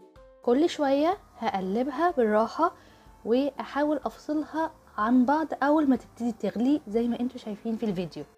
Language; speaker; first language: Arabic; native; Arabic